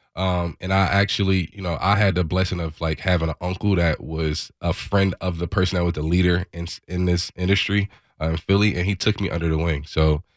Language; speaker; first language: English; native; English